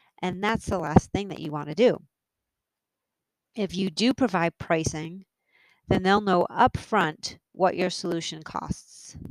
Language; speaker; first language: English; native; English